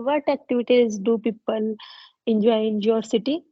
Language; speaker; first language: English; non-native, learner; Punjabi